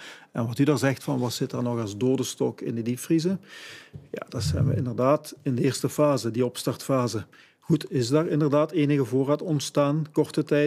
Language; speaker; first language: Dutch; native; Dutch